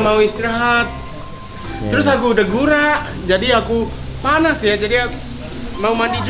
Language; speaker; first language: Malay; non-native, fluent; Japanese